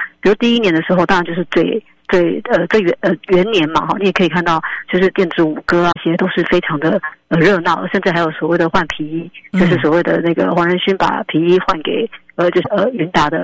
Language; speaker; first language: Chinese; native; Chinese